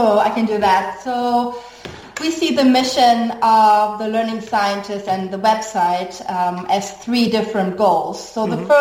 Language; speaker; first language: English; non-native, fluent; German